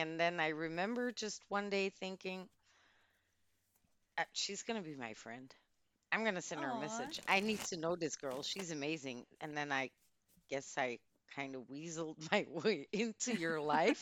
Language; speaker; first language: English; non-native, fluent; Dutch